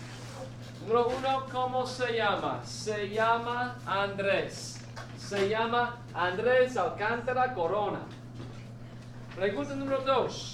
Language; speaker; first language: Spanish; non-native, fluent; English